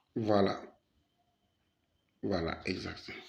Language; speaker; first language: French; non-native, fluent; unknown